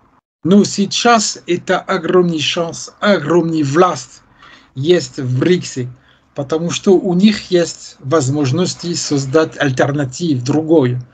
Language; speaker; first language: Russian; non-native, fluent; French